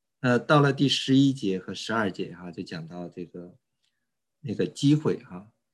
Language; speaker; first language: Chinese; native; Chinese